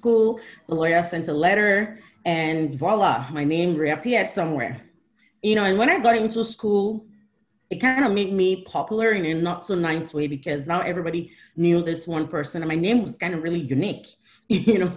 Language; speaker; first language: English; non-native, local second language; Igbo